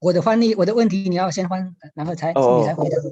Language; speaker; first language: Chinese; native; Chinese